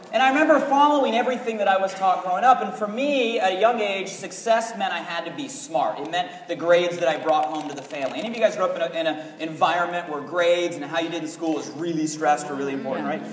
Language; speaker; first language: English; native; English